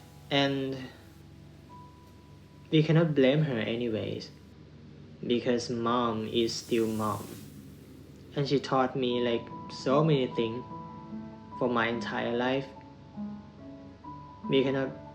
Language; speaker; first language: English; non-native, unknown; Thai